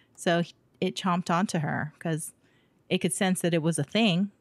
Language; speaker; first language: English; native; English